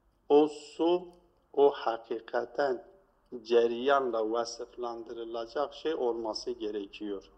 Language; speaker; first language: Turkish; native; Turkish